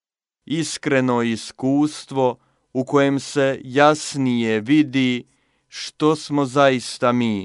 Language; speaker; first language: Croatian; native; Croatian